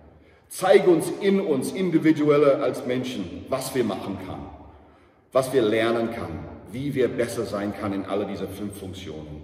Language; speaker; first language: German; non-native, learner; English